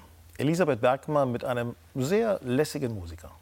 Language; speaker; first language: German; native; German